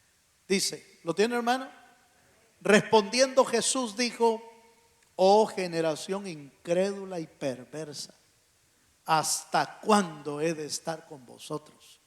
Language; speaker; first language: Spanish; native; Spanish